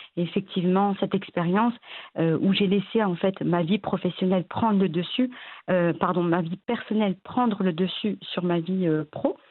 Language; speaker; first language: French; early bilingual, other home language; Arabic